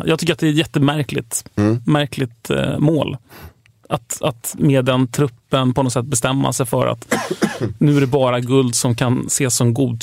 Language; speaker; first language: Swedish; native; Swedish